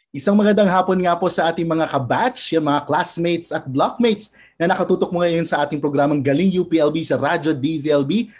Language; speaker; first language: Filipino; native; Filipino